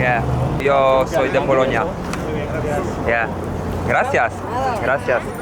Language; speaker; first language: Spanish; non-native, learner; Polish